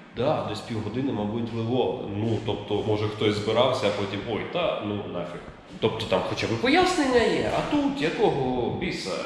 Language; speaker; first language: Ukrainian; native; Ukrainian